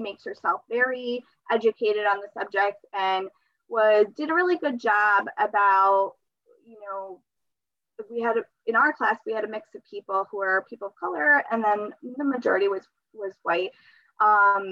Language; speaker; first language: English; early bilingual, other home language; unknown